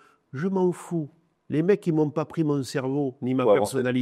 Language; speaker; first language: French; native; French